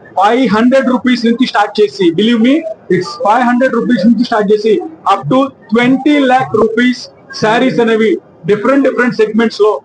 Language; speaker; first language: Telugu; native; Telugu